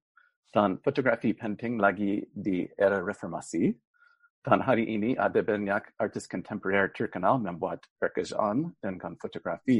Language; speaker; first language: Indonesian; non-native, fluent; English